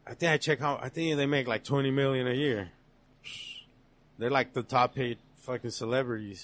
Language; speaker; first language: English; early bilingual, other home language; Spanish